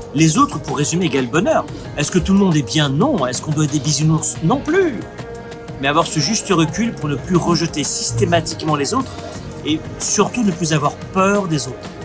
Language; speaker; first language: French; native; French